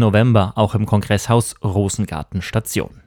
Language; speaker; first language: German; native; German